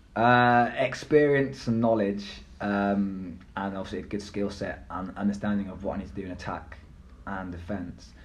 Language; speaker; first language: English; native; English